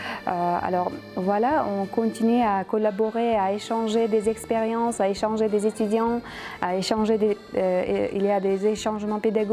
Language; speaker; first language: French; non-native, fluent; Uzbek